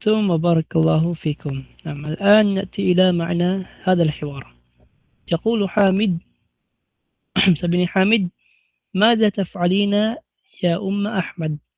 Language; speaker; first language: Arabic; non-native, fluent; Filipino